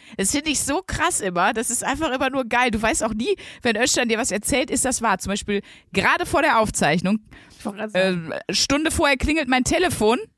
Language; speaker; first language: German; native; German